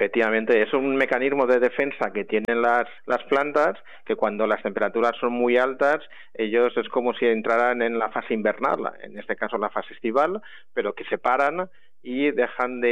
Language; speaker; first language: Spanish; native; Spanish